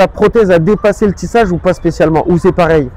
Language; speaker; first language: French; native; French